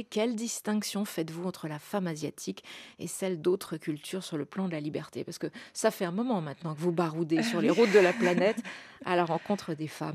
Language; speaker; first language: French; native; French